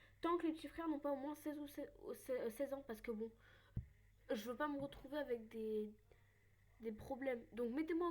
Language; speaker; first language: French; native; French